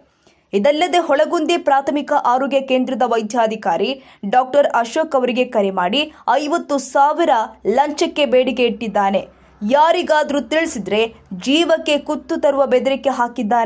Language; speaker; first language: Kannada; native; Kannada